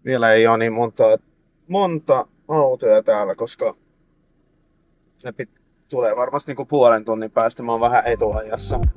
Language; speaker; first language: Finnish; non-native, fluent; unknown